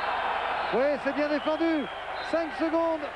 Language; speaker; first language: French; native; French